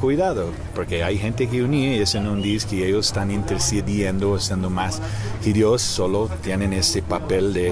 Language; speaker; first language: Spanish; non-native, learner; English